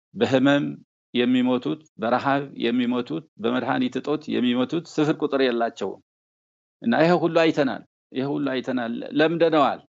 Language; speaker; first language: Amharic; native; Amharic